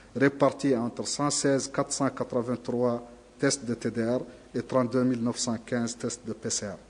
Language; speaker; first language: French; non-native, local second language; Arabic